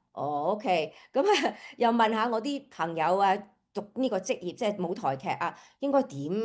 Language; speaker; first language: Cantonese; early bilingual, heritage; Cantonese